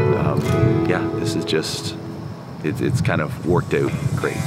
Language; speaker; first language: English; native; English